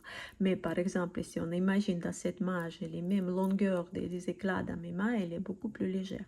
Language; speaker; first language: French; non-native, learner; Russian